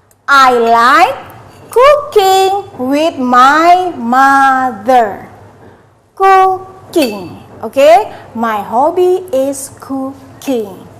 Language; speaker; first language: English; non-native, learner; Indonesian